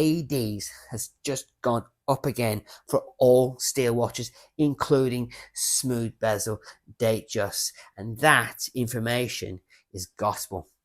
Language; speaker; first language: English; native; English